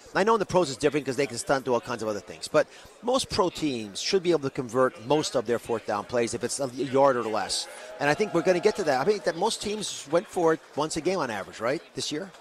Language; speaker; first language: English; native; English